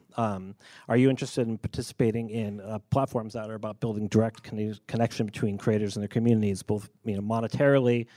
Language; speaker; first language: English; native; English